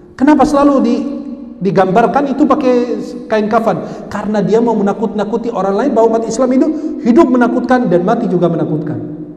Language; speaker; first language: Indonesian; non-native, fluent; Arabic